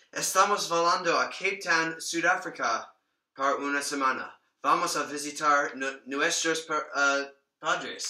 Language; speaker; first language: Spanish; non-native, learner; English